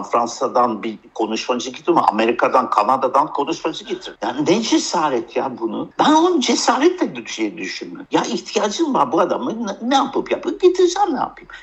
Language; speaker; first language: Turkish; early bilingual, heritage; Turkish